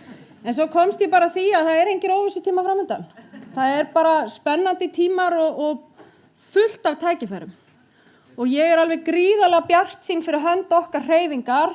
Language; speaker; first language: Icelandic; native; Icelandic